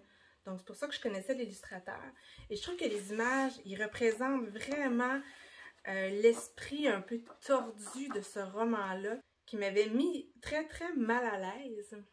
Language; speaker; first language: French; native; French